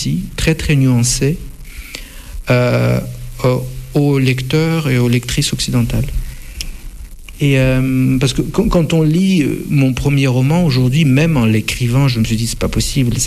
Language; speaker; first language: French; non-native, fluent; Russian